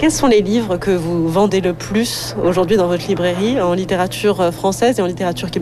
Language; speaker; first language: French; native; French